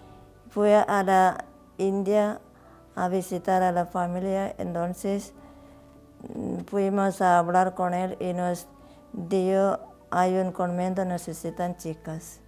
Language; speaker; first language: Spanish; non-native, learner; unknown